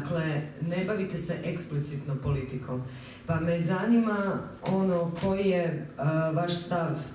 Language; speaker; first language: Croatian; native; Croatian